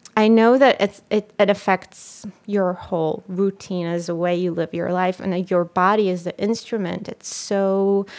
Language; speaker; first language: English; non-native, fluent; Hebrew